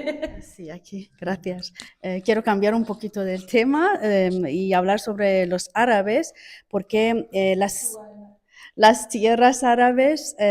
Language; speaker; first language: Spanish; non-native, fluent; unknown